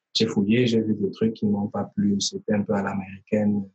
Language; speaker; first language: French; native; French